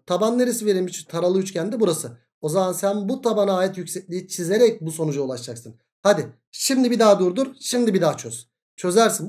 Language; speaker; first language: Turkish; native; Turkish